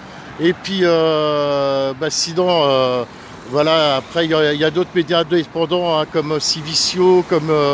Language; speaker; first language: French; native; French